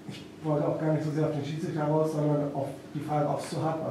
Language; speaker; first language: German; native; German